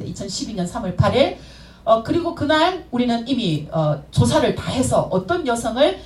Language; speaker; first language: Korean; native; Korean